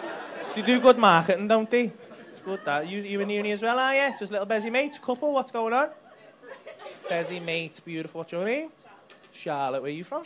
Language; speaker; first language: English; native; English